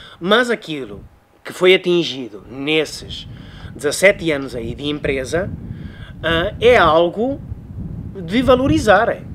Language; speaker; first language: Portuguese; native; Portuguese